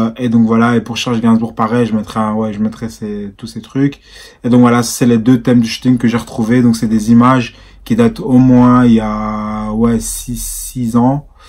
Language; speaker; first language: French; native; French